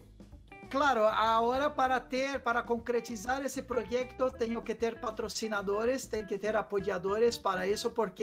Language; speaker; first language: Spanish; non-native, fluent; Portuguese